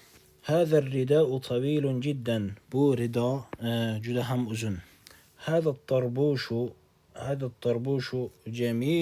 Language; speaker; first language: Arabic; non-native, fluent; Uzbek